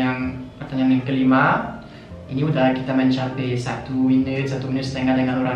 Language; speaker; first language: Indonesian; non-native, fluent; French